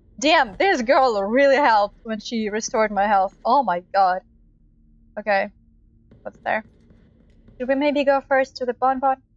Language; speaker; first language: English; non-native, fluent; Russian